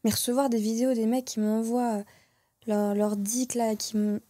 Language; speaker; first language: French; native; French